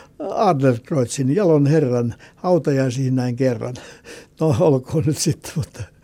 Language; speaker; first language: Finnish; native; Finnish